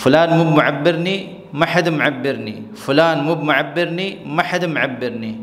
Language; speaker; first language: Arabic; non-native, fluent; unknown